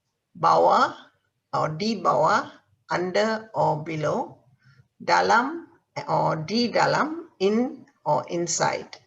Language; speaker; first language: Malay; non-native, fluent; Tamil